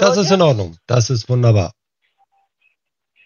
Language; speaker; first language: German; native; German